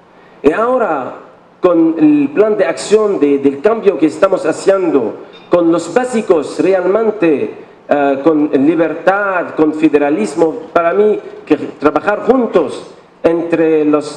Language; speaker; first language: Spanish; non-native, fluent; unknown